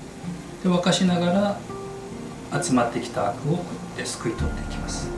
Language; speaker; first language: Japanese; native; Japanese